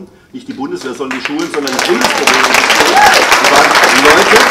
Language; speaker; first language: German; native; German